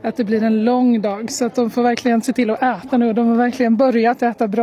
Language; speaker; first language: Swedish; native; Swedish